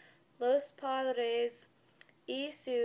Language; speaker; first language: Spanish; non-native, learner; English